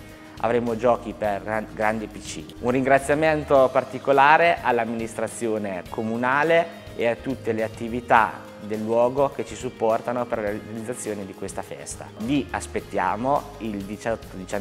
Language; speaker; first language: Italian; native; Italian